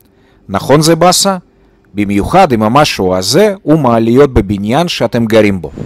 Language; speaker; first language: Hebrew; native; Hebrew